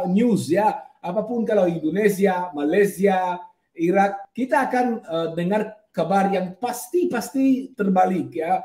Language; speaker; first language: Indonesian; non-native, fluent; Hebrew